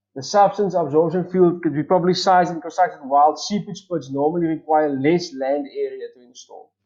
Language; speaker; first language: English; non-native, local second language; Afrikaans